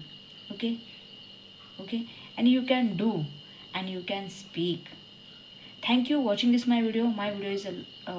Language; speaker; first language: English; non-native, learner; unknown